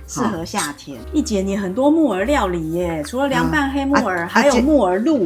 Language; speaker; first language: Chinese; native; Chinese